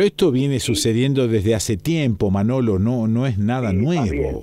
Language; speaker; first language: Spanish; native; Spanish